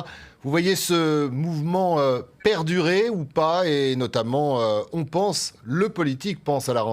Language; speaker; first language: French; native; French